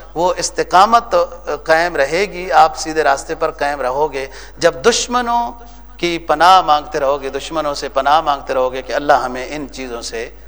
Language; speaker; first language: Urdu; native; Urdu